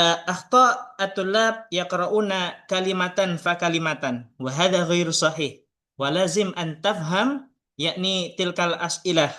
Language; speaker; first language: Arabic; non-native, fluent; Indonesian